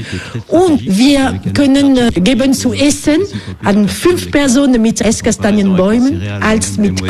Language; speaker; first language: German; non-native, fluent; French